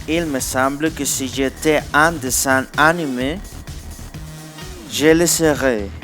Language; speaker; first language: French; non-native, learner; Spanish